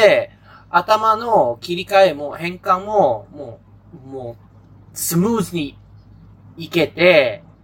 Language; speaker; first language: Japanese; non-native, fluent; Malay